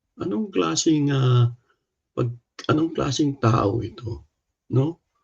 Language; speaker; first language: Filipino; non-native, local second language; Cebuano